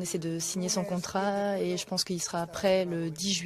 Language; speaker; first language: French; native; French